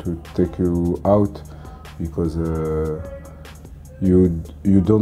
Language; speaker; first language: English; non-native, learner; French